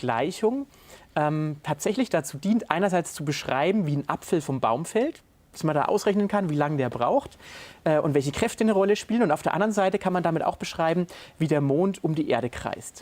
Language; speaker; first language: German; native; German